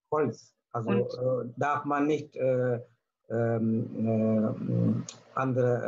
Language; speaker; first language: German; non-native, learner; Tamil